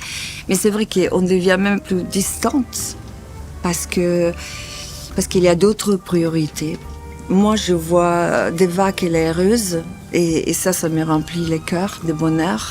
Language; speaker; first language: French; non-native, fluent; Italian